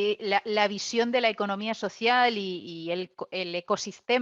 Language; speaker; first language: Spanish; native; Spanish